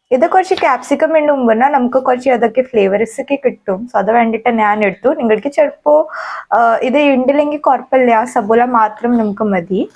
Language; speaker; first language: Malayalam; non-native, local second language; Hindi